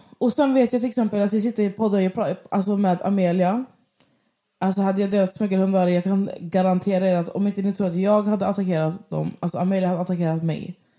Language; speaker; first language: Swedish; native; Swedish